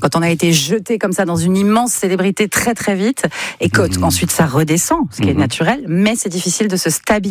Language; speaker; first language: French; native; French